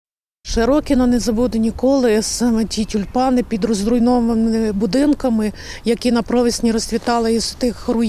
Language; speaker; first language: Ukrainian; native; Ukrainian